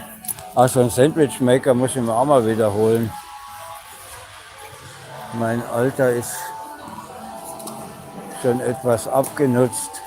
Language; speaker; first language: German; native; German